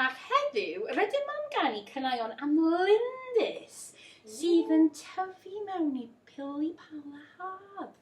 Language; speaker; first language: Welsh; non-native, learner; English